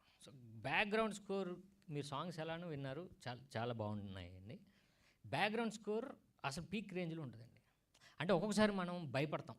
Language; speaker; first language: Telugu; native; Telugu